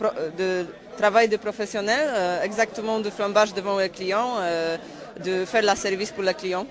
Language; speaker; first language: French; non-native, learner; Hungarian